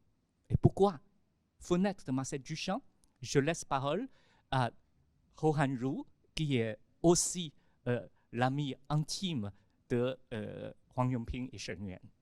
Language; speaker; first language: French; non-native, fluent; Chinese